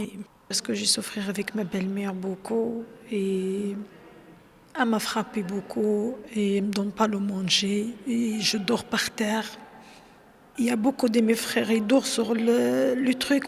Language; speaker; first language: French; non-native, learner; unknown